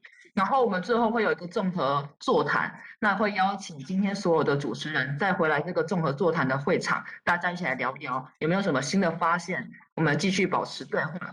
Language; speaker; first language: Chinese; native; Chinese